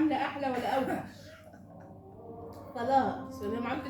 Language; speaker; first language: Arabic; native; Arabic